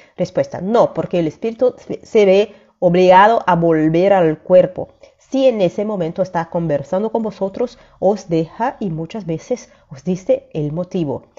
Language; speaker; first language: Spanish; non-native, fluent; Portuguese